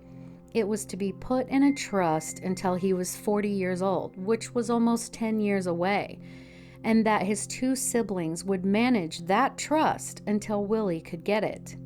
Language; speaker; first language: English; native; English